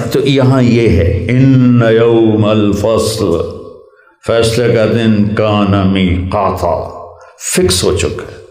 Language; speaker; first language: Urdu; non-native, local second language; Punjabi